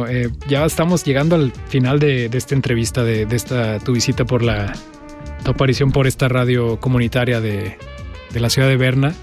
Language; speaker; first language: Spanish; native; Spanish